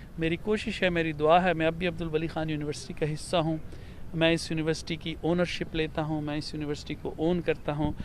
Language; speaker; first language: Urdu; non-native, local second language; Pashto